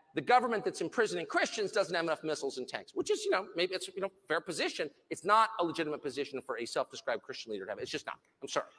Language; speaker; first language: English; native; English